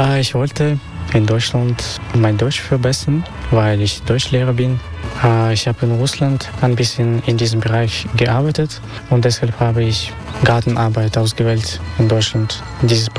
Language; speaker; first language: German; non-native, fluent; Russian